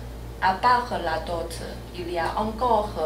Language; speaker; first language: French; non-native, learner; Chinese